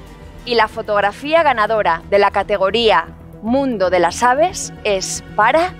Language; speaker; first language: Spanish; native; Spanish